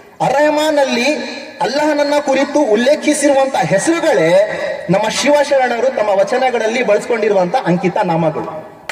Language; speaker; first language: Kannada; non-native, local second language; Urdu